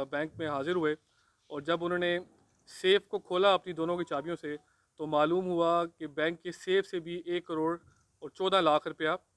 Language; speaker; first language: Urdu; non-native, local second language; Pashto